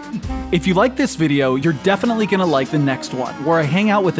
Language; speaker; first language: English; native; English